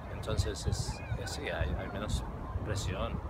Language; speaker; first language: Spanish; non-native, fluent; English